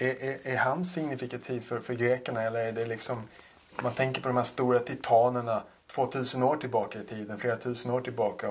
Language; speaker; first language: Swedish; native; Swedish